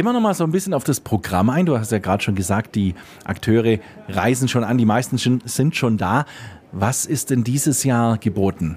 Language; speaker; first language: German; native; German